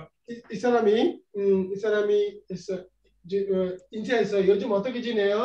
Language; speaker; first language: Korean; non-native, learner; Bangla